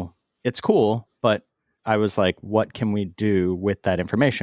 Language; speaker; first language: English; native; English